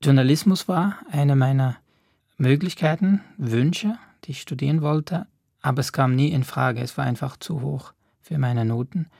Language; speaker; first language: German; non-native, fluent; Arabic